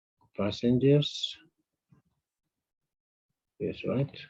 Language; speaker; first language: English; non-native, fluent; Spanish